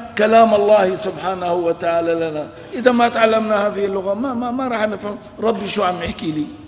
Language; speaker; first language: Arabic; non-native, local second language; Kurdish